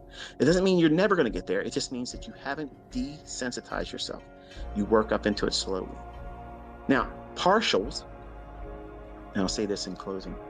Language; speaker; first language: English; native; English